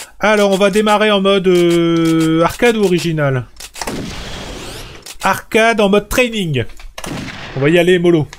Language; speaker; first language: French; native; French